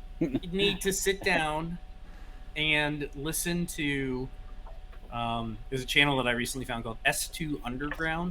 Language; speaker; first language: English; native; English